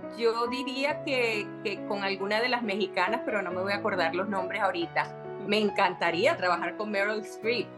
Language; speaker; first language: Spanish; native; Spanish